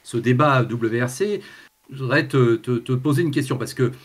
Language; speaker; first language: French; native; French